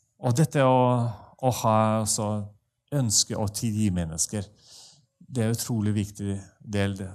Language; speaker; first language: Norwegian; non-native, fluent; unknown